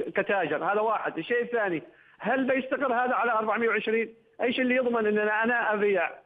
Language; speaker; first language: Arabic; native; Arabic